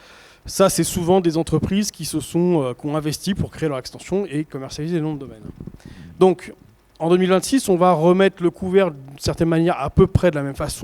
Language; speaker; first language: French; native; French